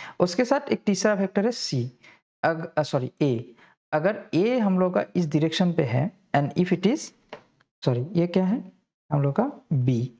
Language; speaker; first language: Hindi; non-native, local second language; Assamese